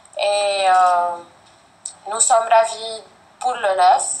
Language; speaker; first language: French; non-native, fluent; Arabic